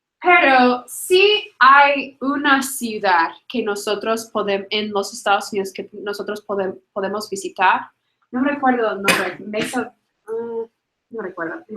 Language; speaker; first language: Spanish; non-native, fluent; English